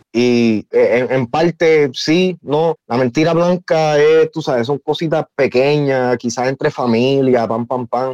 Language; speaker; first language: Spanish; native; Spanish